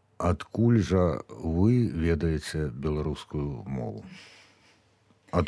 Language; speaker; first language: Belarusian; non-native, learner; Ukrainian